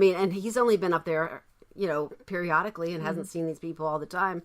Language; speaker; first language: English; native; English